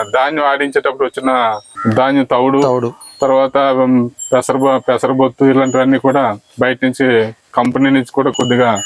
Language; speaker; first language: Telugu; native; Telugu